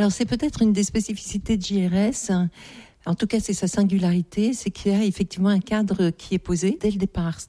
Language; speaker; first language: French; native; French